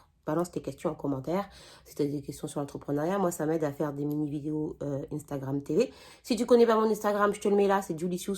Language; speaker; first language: French; native; French